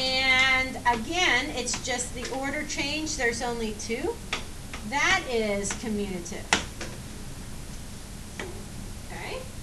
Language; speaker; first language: English; native; English